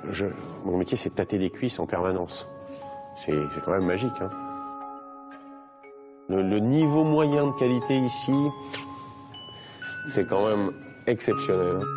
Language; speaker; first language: French; native; French